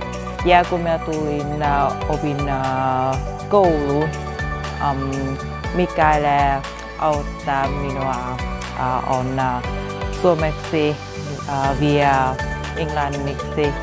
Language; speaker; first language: Finnish; non-native, learner; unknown